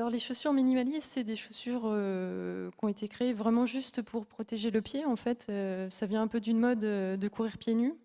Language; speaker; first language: French; native; French